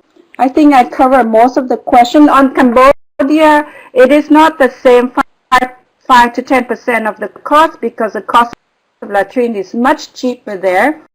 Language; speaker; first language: English; non-native, fluent; Vietnamese